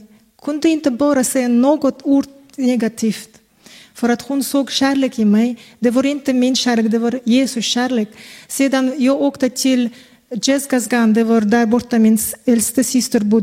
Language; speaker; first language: Swedish; non-native, fluent; Kazakh